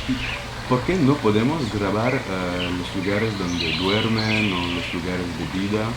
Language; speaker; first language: Spanish; non-native, fluent; French